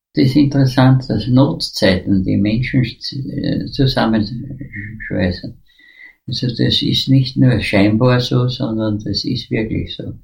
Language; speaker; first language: German; native; German